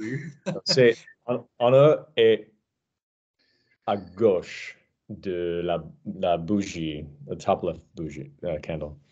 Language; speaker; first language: French; non-native, learner; English